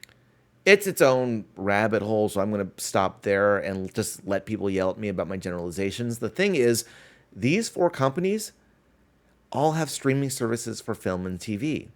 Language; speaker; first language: English; native; English